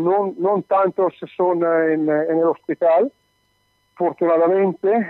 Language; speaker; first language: Spanish; non-native, learner; Italian